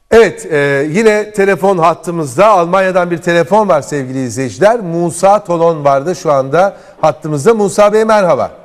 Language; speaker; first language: Turkish; native; Turkish